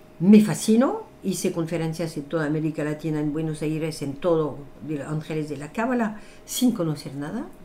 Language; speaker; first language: Spanish; non-native, fluent; French